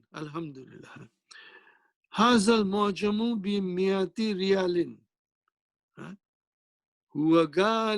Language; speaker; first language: Arabic; non-native, fluent; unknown